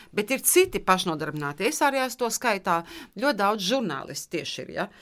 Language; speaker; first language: Latvian; native; Latvian